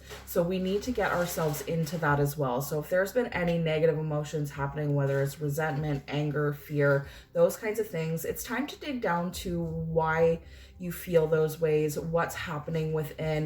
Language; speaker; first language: English; native; English